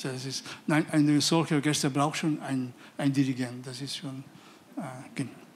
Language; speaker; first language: German; non-native, fluent; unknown